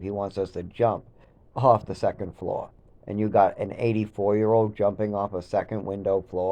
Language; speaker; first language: English; native; English